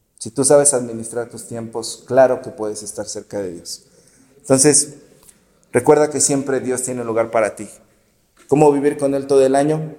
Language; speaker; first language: Spanish; native; Spanish